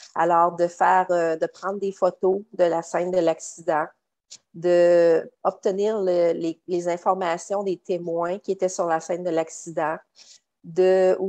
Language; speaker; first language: French; native; French